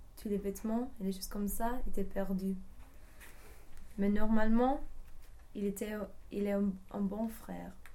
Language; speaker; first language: French; non-native, learner; English